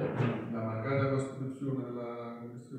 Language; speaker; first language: Italian; native; Italian